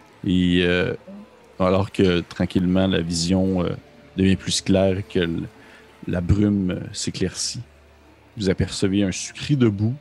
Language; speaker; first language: French; native; French